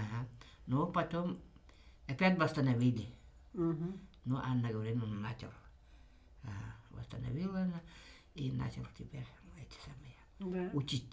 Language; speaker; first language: Russian; non-native, local second language; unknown